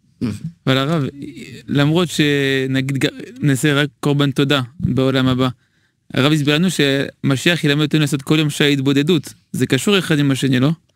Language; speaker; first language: Hebrew; non-native, fluent; French